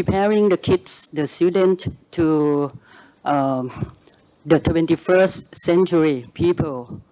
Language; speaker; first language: English; non-native, learner; Thai